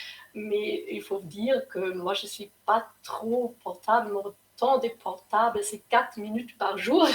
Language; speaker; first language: French; non-native, fluent; German